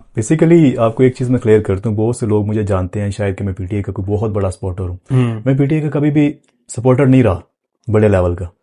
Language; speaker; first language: Urdu; non-native, local second language; Punjabi